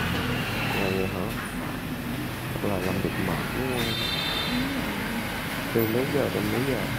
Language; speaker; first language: Vietnamese; non-native, fluent; Japanese